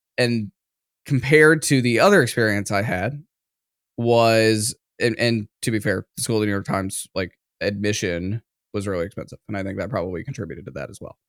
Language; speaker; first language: English; native; English